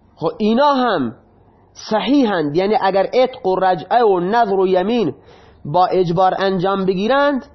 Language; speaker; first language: Persian; non-native, local second language; Baluchi